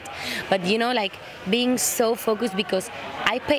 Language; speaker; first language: English; non-native, fluent; Spanish